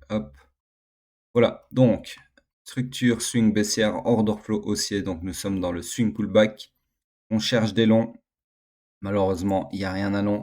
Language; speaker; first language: French; native; French